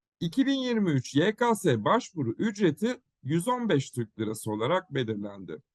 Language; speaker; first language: Turkish; native; Turkish